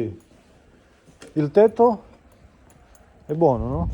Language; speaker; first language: Italian; non-native, fluent; Romanian